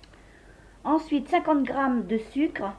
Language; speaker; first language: French; native; French